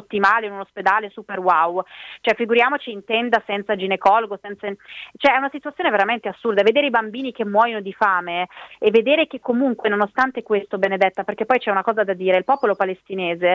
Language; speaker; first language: Italian; native; Italian